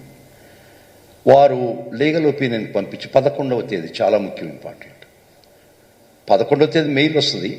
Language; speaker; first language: Telugu; native; Telugu